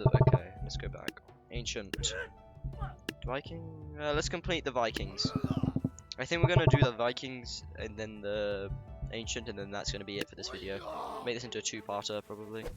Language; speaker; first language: English; native; English